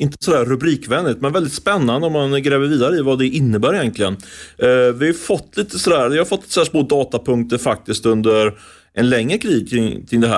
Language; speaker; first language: Swedish; native; Swedish